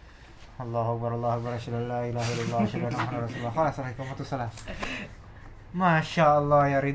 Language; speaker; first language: Arabic; non-native, fluent; Indonesian